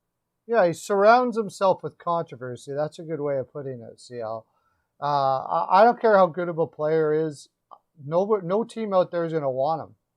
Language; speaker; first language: English; native; English